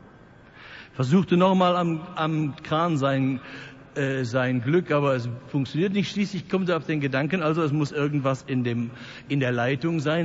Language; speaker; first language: German; native; German